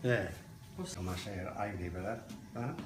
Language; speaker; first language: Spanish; non-native, learner; English